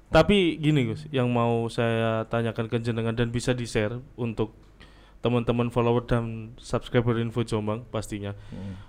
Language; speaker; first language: Indonesian; native; Indonesian